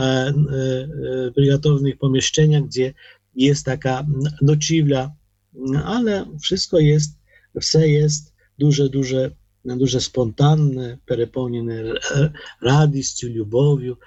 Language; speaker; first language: Polish; non-native, learner; Ukrainian